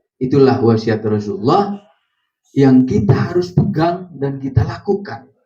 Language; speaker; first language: Indonesian; non-native, local second language; Madurese